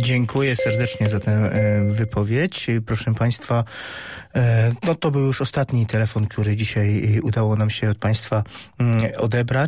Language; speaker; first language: Polish; native; Polish